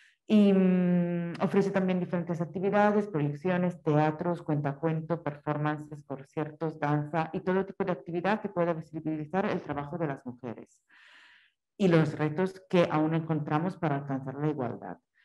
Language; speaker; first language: Spanish; native; Spanish